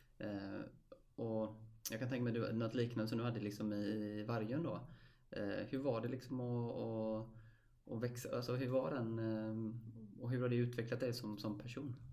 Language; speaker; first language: Swedish; native; Swedish